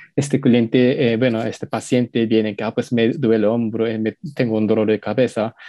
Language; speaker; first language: Spanish; non-native, learner; Japanese